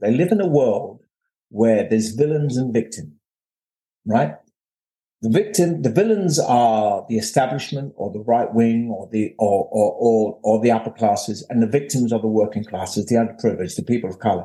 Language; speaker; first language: English; native; English